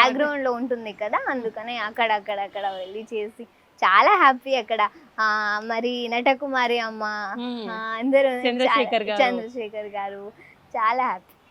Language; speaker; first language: Telugu; non-native, learner; Kannada